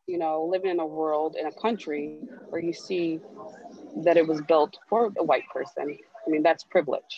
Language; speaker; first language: English; native; English